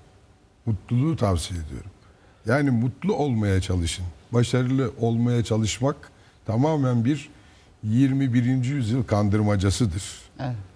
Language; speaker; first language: Turkish; native; Turkish